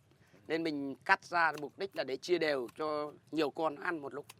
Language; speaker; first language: Vietnamese; native; Vietnamese